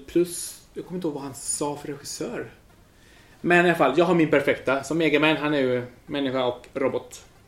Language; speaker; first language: Swedish; early bilingual, other home language; Spanish